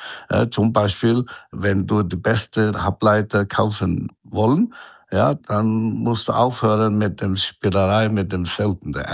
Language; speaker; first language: German; non-native, fluent; Chinese